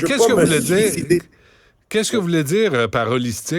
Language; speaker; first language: French; native; French